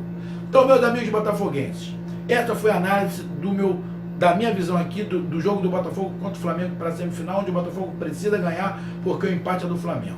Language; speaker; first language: Portuguese; native; Portuguese